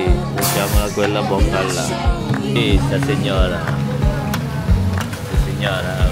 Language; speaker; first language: Italian; non-native, fluent; Filipino